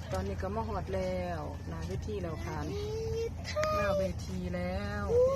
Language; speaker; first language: Thai; native; Thai